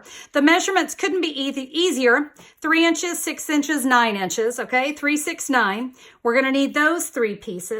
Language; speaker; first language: English; native; English